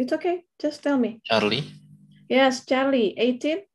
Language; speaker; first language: English; non-native, fluent; Indonesian